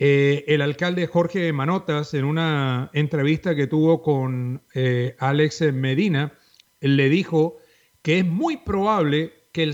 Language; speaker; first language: Spanish; native; Spanish